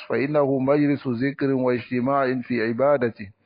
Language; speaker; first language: Arabic; non-native, fluent; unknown